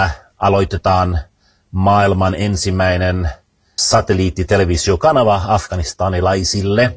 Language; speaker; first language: Finnish; early bilingual, heritage; Finnish